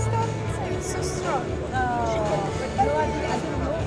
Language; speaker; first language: English; non-native, learner; Russian